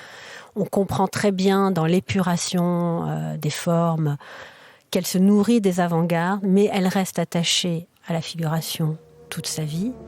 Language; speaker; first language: French; native; French